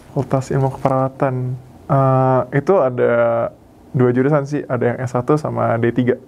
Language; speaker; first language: Indonesian; native; Indonesian